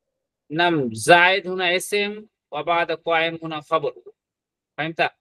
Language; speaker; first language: Arabic; non-native, fluent; Bangla